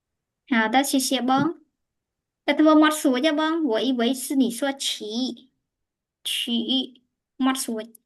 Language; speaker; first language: Chinese; non-native, fluent; Khmer